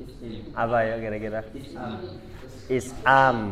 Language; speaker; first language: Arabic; non-native, fluent; Indonesian